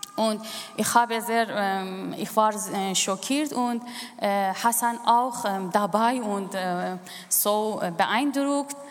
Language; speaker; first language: German; non-native, learner; Kurdish